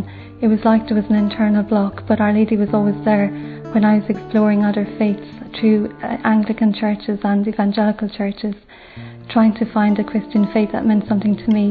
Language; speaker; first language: English; native; English